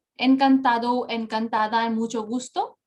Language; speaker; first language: Spanish; non-native, fluent; Bangla